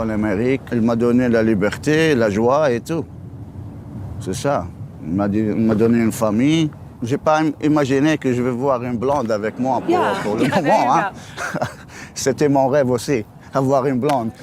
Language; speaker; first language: French; non-native, learner; Arabic